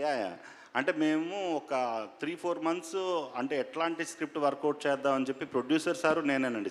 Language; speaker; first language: Telugu; native; Telugu